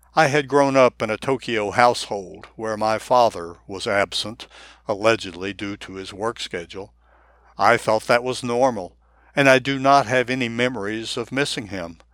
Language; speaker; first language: English; non-native, fluent; Japanese